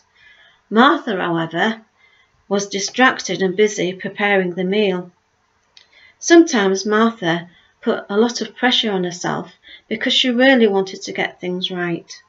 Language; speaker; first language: English; native; English